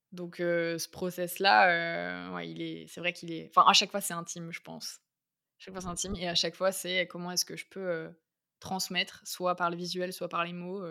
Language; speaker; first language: French; native; French